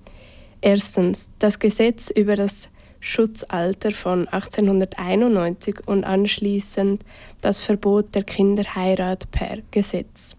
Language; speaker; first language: German; native; German